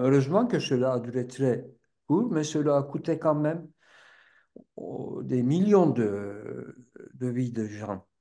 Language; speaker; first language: French; non-native, fluent; Turkish